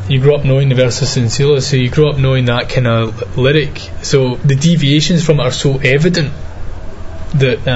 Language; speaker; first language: English; native; English